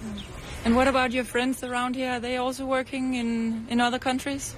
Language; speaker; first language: English; non-native, fluent; Danish